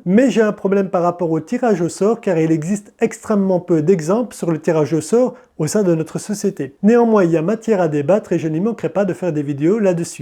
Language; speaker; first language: French; native; French